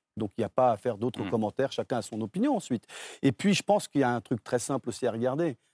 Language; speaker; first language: French; early bilingual, other home language; Portuguese